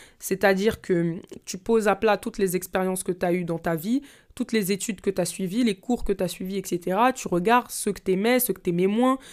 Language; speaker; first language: French; native; French